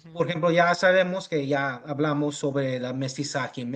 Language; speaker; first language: Spanish; early bilingual, heritage; English